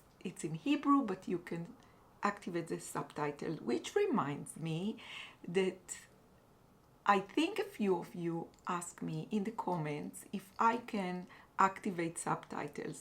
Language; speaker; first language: English; non-native, fluent; Hebrew